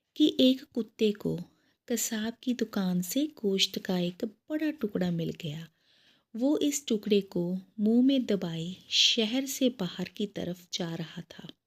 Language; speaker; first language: Hindi; non-native, local second language; Punjabi